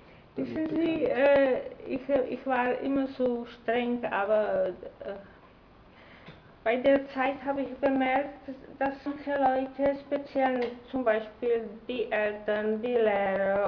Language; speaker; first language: German; non-native, fluent; Czech